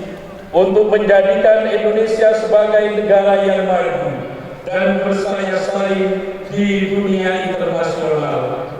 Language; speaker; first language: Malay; non-native, local second language; Madurese